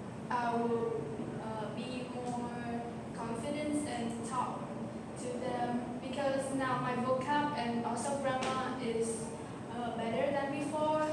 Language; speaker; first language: English; non-native, learner; Vietnamese